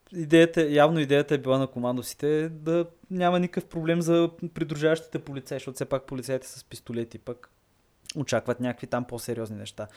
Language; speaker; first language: Bulgarian; native; Bulgarian